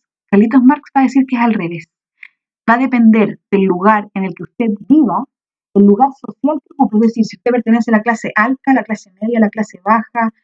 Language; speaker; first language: Spanish; native; Spanish